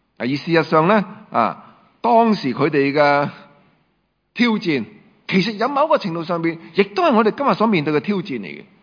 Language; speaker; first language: Chinese; non-native, local second language; Cantonese